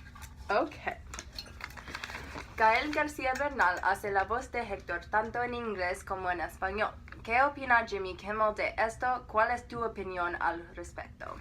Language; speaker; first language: Spanish; non-native, learner; English